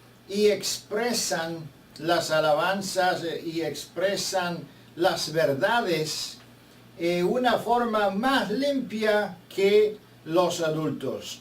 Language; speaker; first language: Spanish; non-native, fluent; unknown